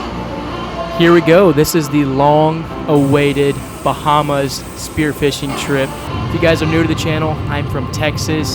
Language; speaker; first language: English; native; English